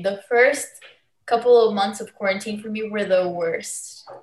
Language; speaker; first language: English; early bilingual, other home language; Portuguese